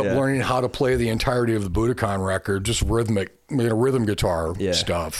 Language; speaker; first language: English; native; English